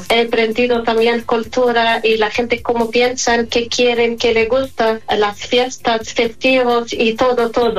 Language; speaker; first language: Spanish; non-native, fluent; Arabic